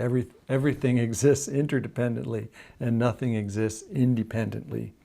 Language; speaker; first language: English; native; English